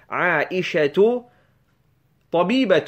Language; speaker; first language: Arabic; non-native, fluent; English